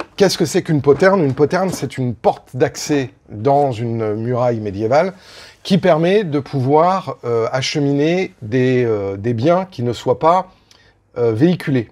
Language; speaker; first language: French; native; French